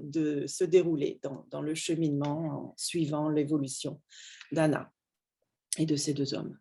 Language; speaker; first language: French; native; French